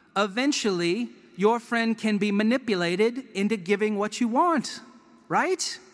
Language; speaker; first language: English; native; English